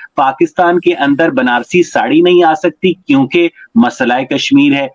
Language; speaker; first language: Urdu; native; Urdu